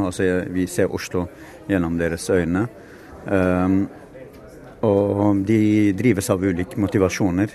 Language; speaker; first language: Norwegian; non-native, fluent; Kurdish